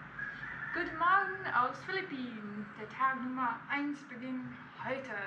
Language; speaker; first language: German; non-native, fluent; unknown